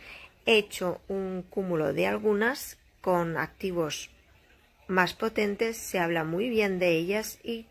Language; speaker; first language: Spanish; native; Spanish